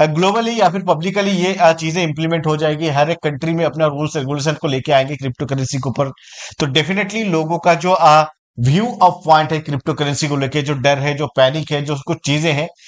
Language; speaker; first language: Hindi; native; Hindi